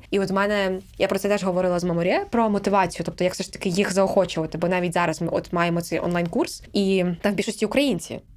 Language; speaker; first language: Ukrainian; native; Ukrainian